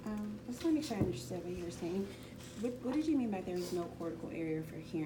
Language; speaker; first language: English; native; English